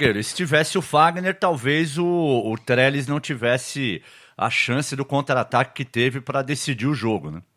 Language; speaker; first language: Portuguese; native; Portuguese